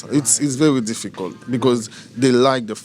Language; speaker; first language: English; non-native, learner; Haitian Creole